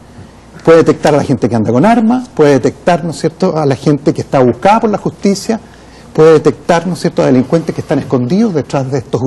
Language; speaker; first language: Spanish; native; Spanish